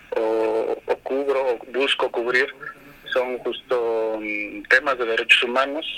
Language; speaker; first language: Spanish; native; Spanish